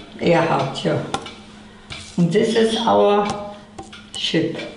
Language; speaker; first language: English; non-native, learner; German